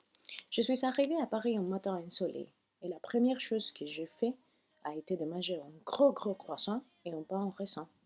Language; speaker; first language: French; non-native, fluent; Spanish